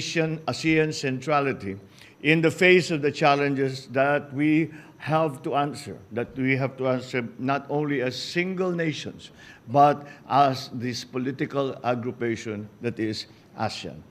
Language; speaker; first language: English; non-native, local second language; Filipino